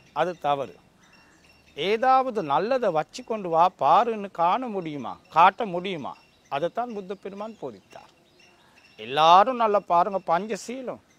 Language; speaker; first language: Tamil; non-native, local second language; Sinhala